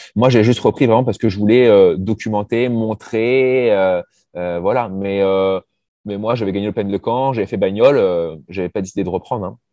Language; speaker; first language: French; native; French